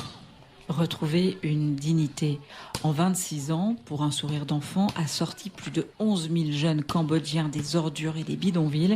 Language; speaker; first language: French; native; French